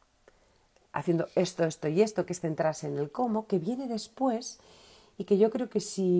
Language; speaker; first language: Spanish; native; Spanish